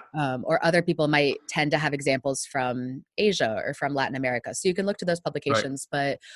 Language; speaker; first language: English; native; English